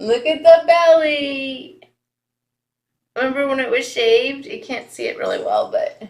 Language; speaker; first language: English; native; English